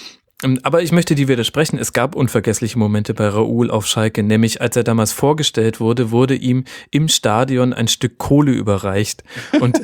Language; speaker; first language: German; native; German